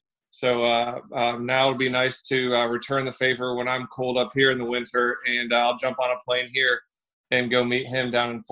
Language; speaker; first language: English; native; English